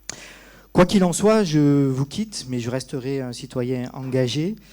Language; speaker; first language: French; native; French